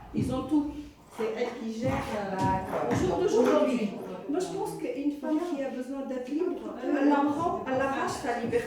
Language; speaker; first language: French; early bilingual, other home language; Arabic